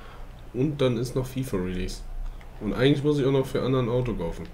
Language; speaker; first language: German; native; German